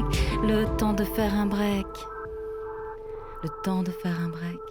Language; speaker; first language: French; native; French